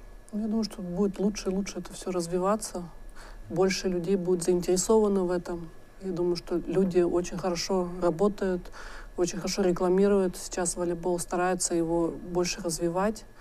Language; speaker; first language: Russian; native; Russian